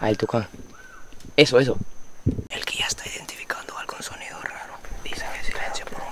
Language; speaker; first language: Spanish; non-native, fluent; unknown